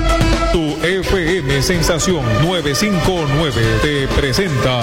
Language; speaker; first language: Spanish; native; Spanish